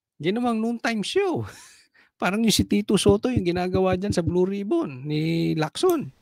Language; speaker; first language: Filipino; native; Filipino